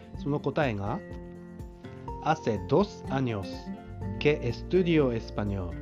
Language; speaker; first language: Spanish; non-native, fluent; Japanese